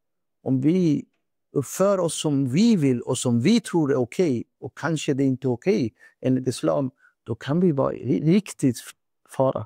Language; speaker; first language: Swedish; non-native, fluent; Urdu